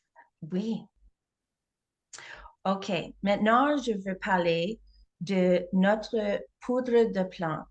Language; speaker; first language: French; non-native, learner; English